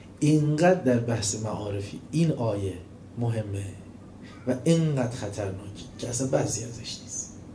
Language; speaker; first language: Persian; non-native, local second language; Azerbaijani